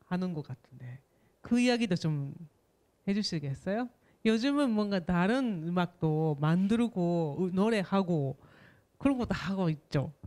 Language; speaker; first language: Korean; non-native, fluent; Japanese